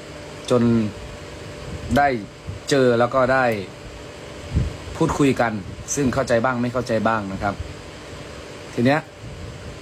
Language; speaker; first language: Thai; native; Thai